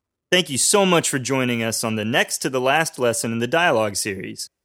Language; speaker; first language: English; native; English